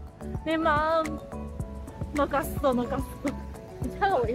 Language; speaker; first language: Korean; non-native, learner; Chinese